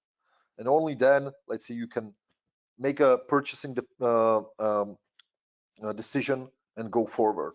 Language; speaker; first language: English; non-native, fluent; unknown